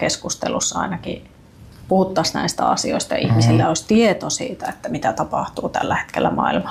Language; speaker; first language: Finnish; native; Finnish